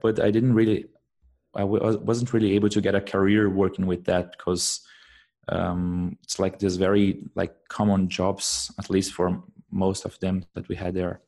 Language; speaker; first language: English; non-native, fluent; Portuguese